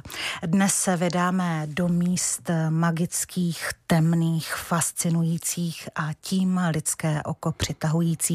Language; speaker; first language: Czech; native; Czech